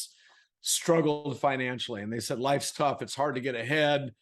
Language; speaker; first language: English; native; English